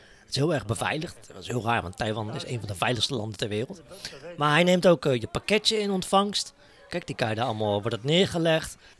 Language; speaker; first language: Dutch; native; Dutch